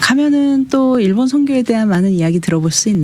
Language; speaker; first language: Korean; native; Korean